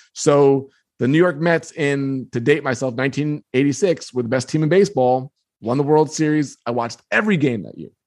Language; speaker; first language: English; native; English